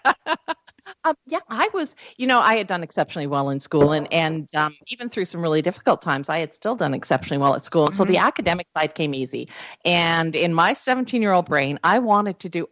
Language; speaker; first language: English; native; English